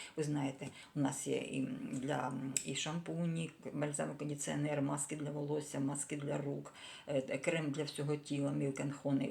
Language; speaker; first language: Ukrainian; non-native, local second language; Russian